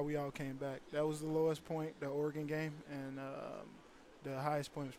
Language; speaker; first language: English; native; English